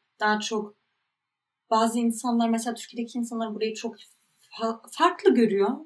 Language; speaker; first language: Turkish; early bilingual, heritage; Turkish